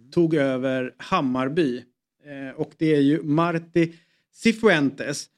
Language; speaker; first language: Swedish; native; Swedish